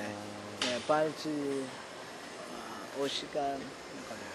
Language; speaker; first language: Korean; non-native, learner; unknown